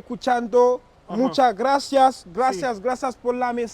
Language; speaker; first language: Spanish; non-native, learner; Haitian Creole